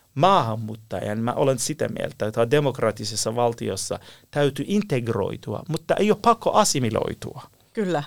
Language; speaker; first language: Finnish; non-native, fluent; Persian